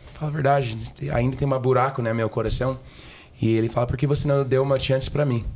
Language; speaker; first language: Portuguese; non-native, learner; English